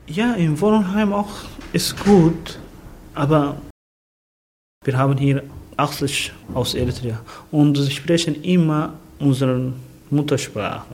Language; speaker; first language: German; non-native, learner; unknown